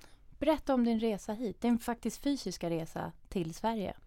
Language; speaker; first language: Swedish; early bilingual, other home language; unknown